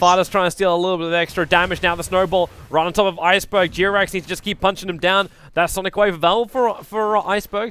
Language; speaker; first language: English; native; English